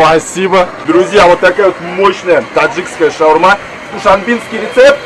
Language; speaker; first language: Russian; native; Russian